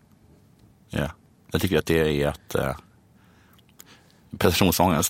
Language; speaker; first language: Swedish; native; Swedish